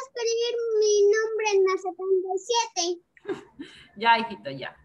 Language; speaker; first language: Spanish; native; Spanish